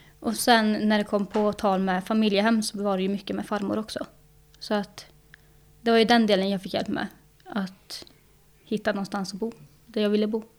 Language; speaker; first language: Swedish; native; Swedish